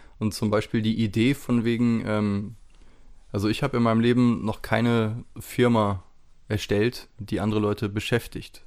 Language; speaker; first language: German; native; German